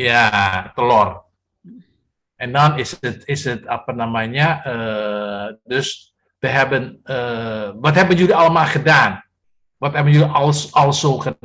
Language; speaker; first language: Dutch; non-native, fluent; Indonesian